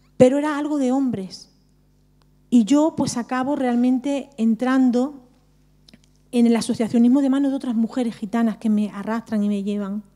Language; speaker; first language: Spanish; native; Spanish